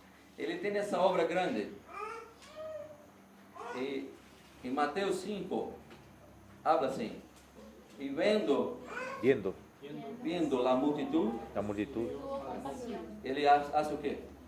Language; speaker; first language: Spanish; non-native, learner; Portuguese